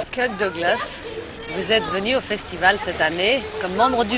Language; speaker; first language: French; native; French